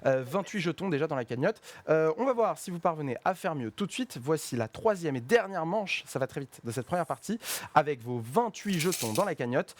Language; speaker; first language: French; native; French